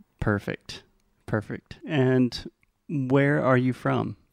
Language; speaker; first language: English; non-native, fluent; Portuguese